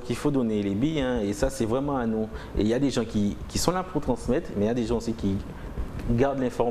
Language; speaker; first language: French; native; French